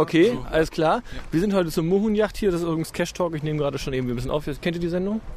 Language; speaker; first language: German; native; German